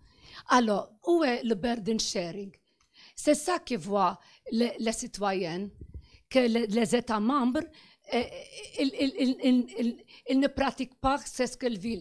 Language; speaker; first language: French; non-native, fluent; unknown